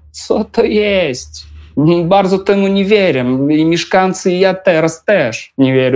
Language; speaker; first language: Polish; non-native, learner; Russian